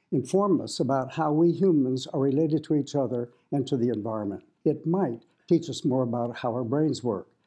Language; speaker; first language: English; native; English